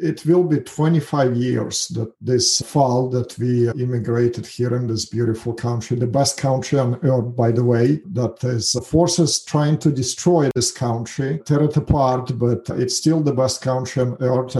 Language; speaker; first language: English; non-native, fluent; Russian